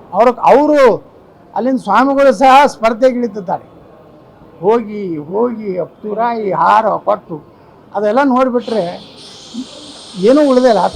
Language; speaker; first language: Kannada; native; Kannada